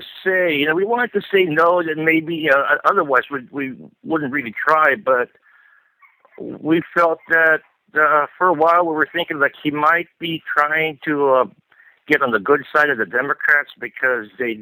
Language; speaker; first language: English; non-native, local second language; Filipino